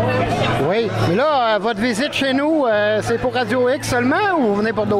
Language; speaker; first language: French; native; French